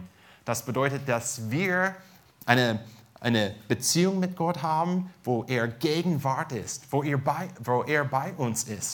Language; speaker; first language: German; non-native, fluent; English